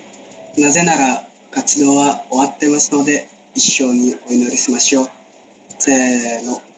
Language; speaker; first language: Japanese; non-native, learner; Indonesian